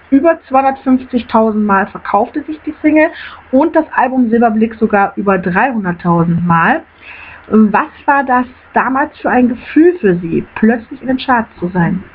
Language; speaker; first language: German; native; German